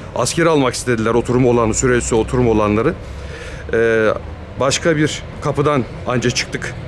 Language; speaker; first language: Turkish; native; Turkish